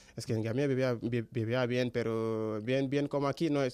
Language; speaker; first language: Spanish; non-native, learner; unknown